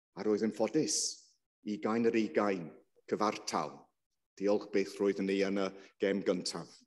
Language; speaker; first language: Welsh; non-native, local second language; English